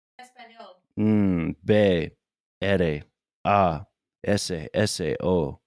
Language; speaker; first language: Spanish; non-native, learner; English